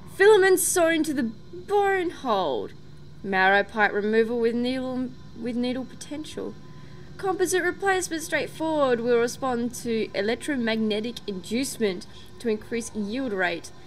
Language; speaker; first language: English; native; English